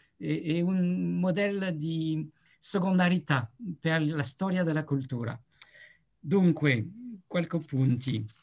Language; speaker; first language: Italian; non-native, learner; French